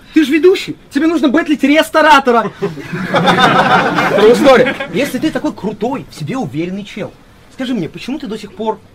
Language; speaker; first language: Russian; early bilingual, heritage; Russian